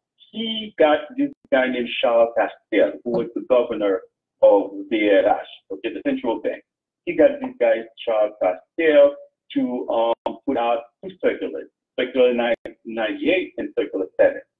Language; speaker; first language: English; non-native, fluent; Haitian Creole